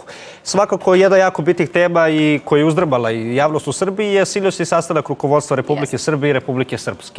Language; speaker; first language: Serbian; native; Serbian